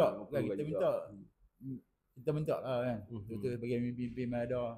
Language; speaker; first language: Malay; native; Malay